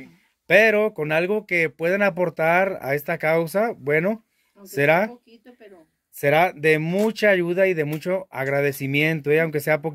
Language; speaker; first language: Spanish; native; Spanish